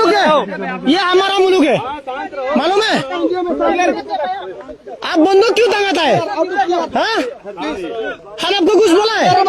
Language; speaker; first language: Hindi; non-native, learner; Bangla